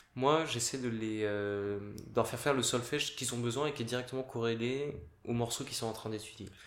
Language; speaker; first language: French; native; French